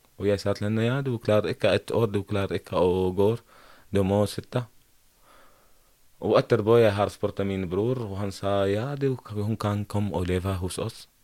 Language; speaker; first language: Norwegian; non-native, learner; Arabic